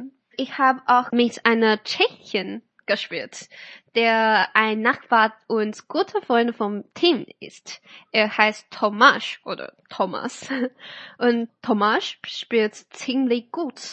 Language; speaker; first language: German; non-native, fluent; Chinese